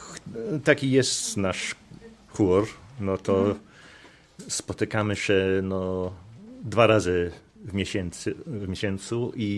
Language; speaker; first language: Polish; non-native, fluent; English